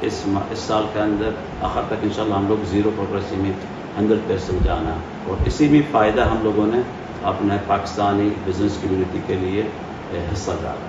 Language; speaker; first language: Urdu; non-native, fluent; Arabic